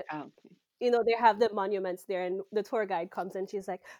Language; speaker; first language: English; native; English